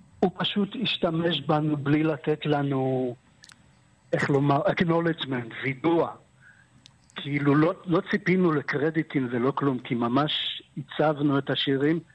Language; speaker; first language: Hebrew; early bilingual, other home language; Polish